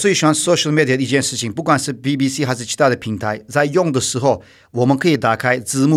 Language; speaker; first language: Chinese; non-native, fluent; Turkish